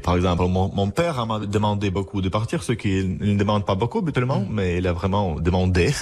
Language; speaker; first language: French; non-native, fluent; Russian